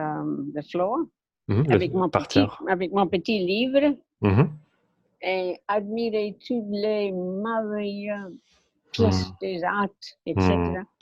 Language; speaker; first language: French; non-native, learner; English